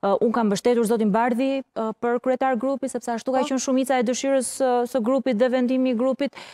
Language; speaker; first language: Albanian; native; Albanian